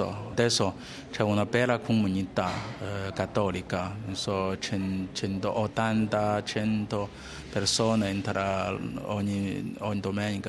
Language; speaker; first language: Italian; non-native, learner; Chinese